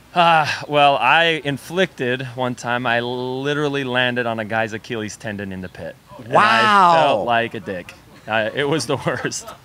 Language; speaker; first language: English; native; English